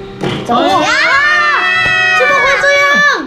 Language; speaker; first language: Chinese; native; Chinese